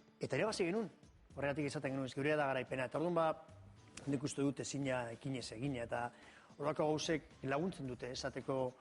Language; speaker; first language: Basque; non-native, local second language; Spanish